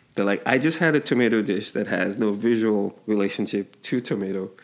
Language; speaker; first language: English; non-native, local second language; Yoruba